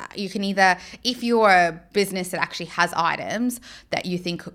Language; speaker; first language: English; native; English